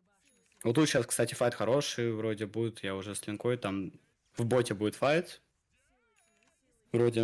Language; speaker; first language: Russian; native; Russian